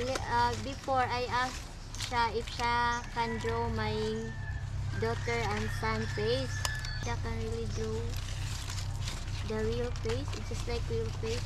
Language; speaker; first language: English; non-native, learner; Filipino